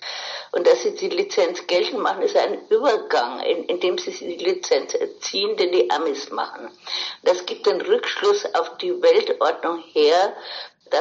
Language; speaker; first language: German; native; German